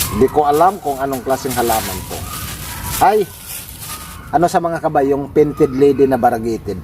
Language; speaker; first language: Filipino; native; Filipino